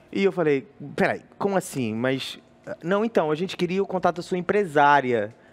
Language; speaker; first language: Portuguese; native; Portuguese